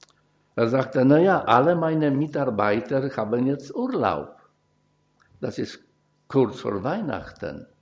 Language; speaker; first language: German; non-native, fluent; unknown